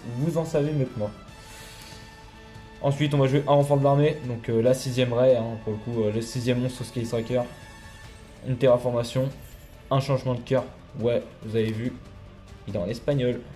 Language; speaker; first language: French; native; French